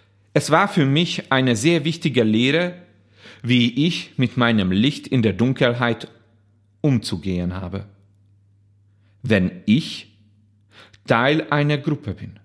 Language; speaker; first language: German; non-native, fluent; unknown